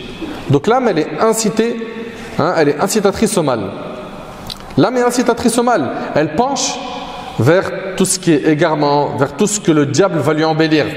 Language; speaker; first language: French; native; French